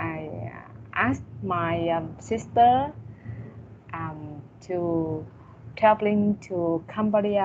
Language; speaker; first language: English; non-native, learner; Vietnamese